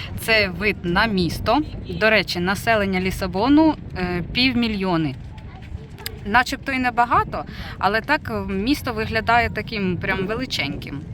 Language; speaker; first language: Ukrainian; non-native, local second language; Russian